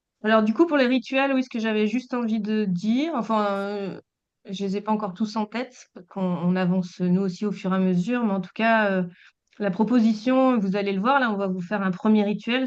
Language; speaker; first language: French; native; French